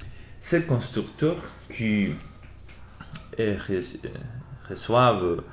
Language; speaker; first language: French; non-native, learner; Spanish